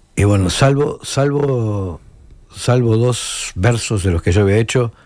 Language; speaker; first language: Spanish; native; Spanish